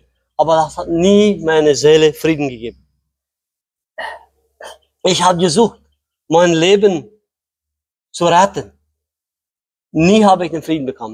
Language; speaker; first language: German; early bilingual, heritage; Low German